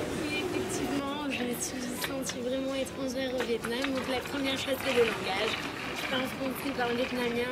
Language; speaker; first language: French; native; French